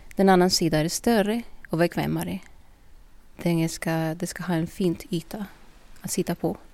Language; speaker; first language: Swedish; non-native, fluent; Spanish